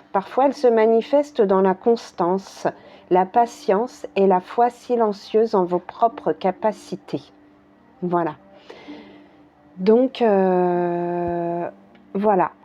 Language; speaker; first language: French; native; French